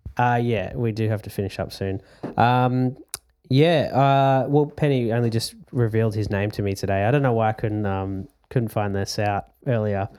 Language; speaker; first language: English; native; English